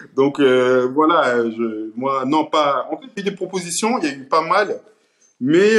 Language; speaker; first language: French; early bilingual, other home language; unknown